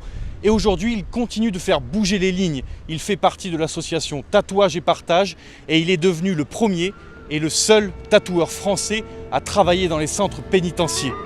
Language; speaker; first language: French; native; French